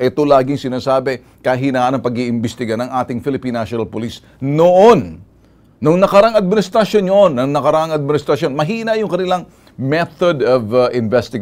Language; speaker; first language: Filipino; native; Filipino